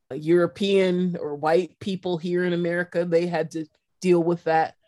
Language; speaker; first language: English; native; English